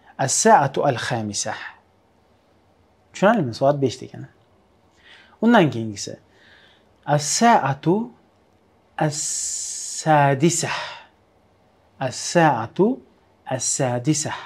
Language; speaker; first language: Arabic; non-native, fluent; Uzbek